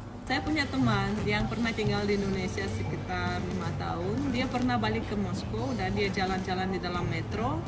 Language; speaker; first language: Indonesian; non-native, fluent; Russian